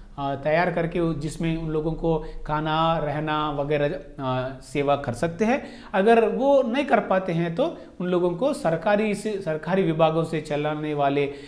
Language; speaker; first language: Hindi; non-native, local second language; Telugu